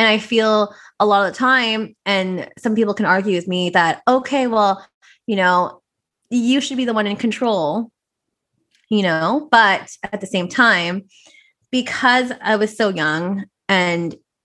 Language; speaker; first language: English; native; English